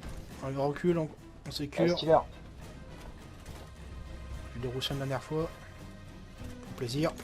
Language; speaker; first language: French; native; French